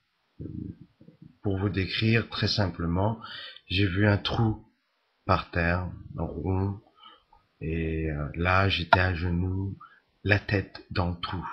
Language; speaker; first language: French; native; French